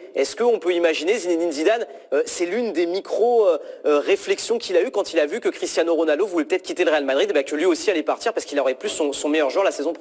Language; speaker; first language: French; native; French